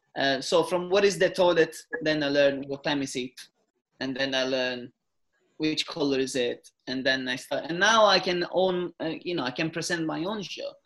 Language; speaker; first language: English; non-native, fluent; Italian